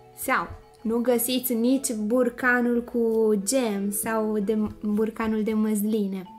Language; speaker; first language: Romanian; non-native, fluent; Italian